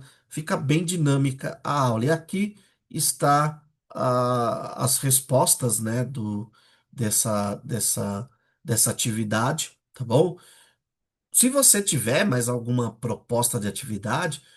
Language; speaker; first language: Portuguese; native; Portuguese